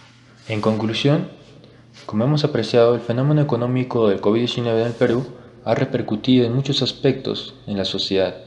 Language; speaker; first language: Spanish; native; Spanish